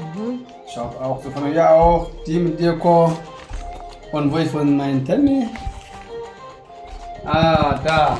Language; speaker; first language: German; non-native, learner; Amharic